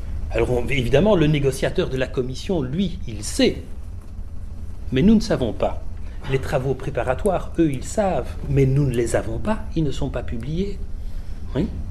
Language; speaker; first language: French; native; French